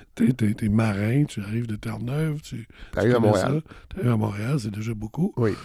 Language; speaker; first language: French; native; French